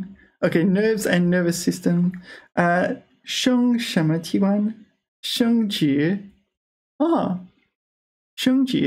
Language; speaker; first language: Chinese; non-native, learner; English